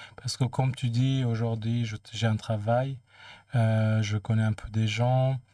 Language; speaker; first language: French; non-native, fluent; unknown